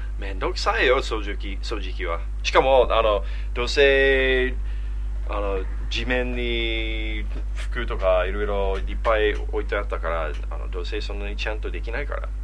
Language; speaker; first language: Japanese; non-native, fluent; English